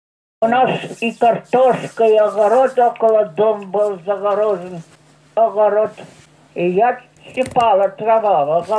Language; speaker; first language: Russian; non-native, local second language; German